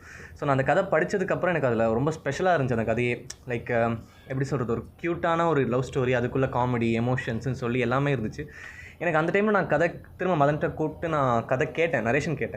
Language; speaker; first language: Tamil; native; Tamil